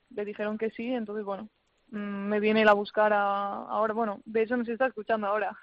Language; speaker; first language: Spanish; native; Spanish